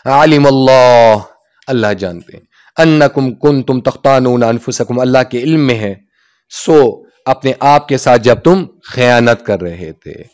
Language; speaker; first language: Urdu; non-native, local second language; Punjabi